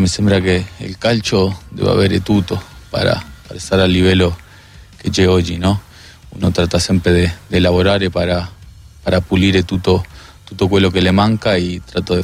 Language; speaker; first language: Italian; non-native, fluent; Spanish